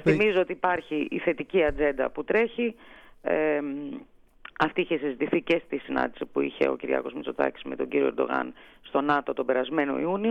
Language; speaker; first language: Greek; native; Greek